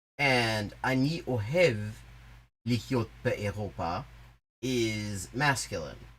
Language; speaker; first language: Hebrew; non-native, learner; English